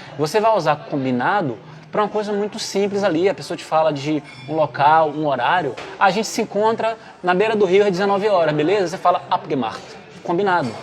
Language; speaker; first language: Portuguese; native; Portuguese